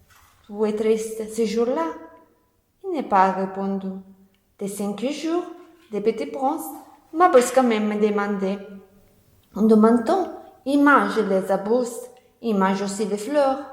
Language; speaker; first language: French; non-native, learner; Italian